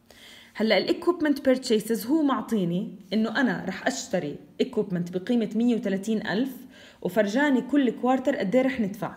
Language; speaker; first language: Arabic; native; Arabic